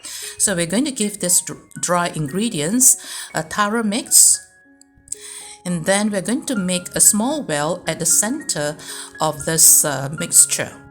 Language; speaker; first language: English; native; English